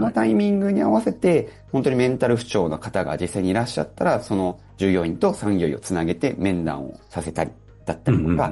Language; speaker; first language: Japanese; native; Japanese